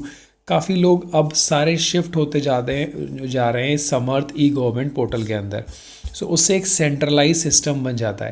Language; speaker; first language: Hindi; native; Hindi